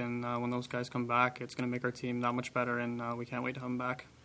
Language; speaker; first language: English; native; English